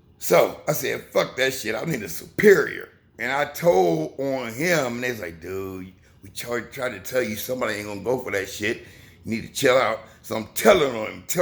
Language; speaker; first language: English; native; English